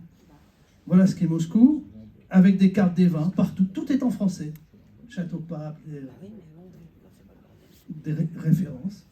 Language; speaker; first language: French; native; French